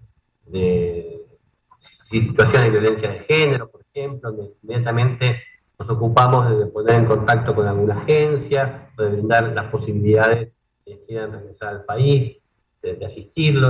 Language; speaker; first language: Spanish; native; Spanish